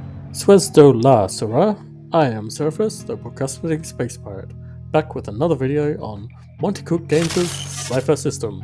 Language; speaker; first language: English; native; English